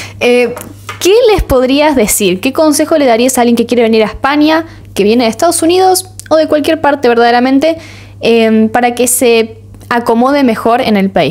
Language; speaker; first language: Spanish; native; Spanish